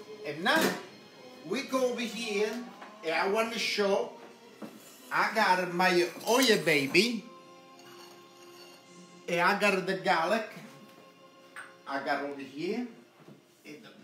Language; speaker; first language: English; non-native, local second language; Italian